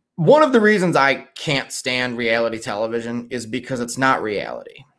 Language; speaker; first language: English; native; English